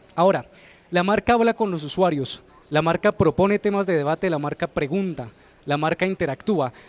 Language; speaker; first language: Spanish; native; Spanish